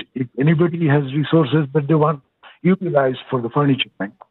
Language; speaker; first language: English; non-native, fluent; Bangla